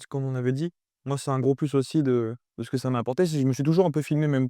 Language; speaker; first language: French; native; French